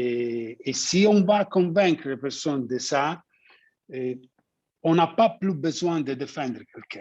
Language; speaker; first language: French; non-native, fluent; Italian